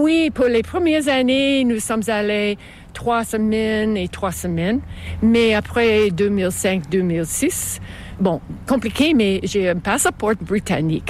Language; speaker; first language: French; non-native, fluent; English